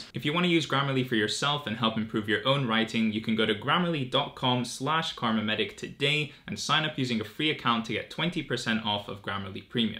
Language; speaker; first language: English; native; English